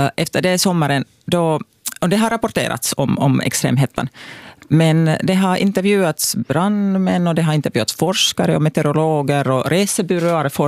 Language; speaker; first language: Swedish; non-native, local second language; Finnish